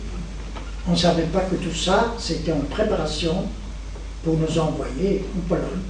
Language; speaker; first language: French; native; French